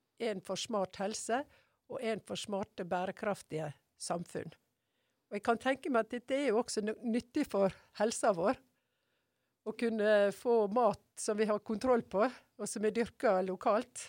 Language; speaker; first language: Norwegian; native; Norwegian